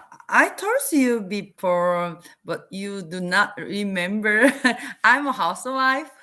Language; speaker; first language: English; non-native, learner; Korean